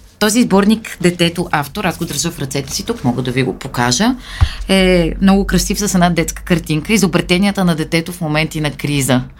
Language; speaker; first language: Bulgarian; native; Bulgarian